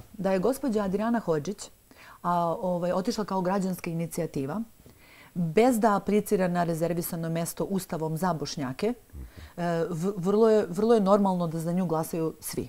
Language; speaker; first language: Serbian; native; Serbian